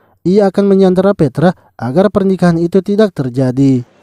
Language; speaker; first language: Indonesian; native; Indonesian